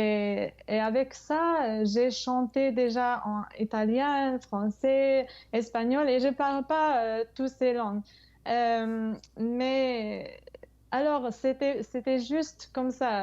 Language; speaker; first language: French; non-native, fluent; English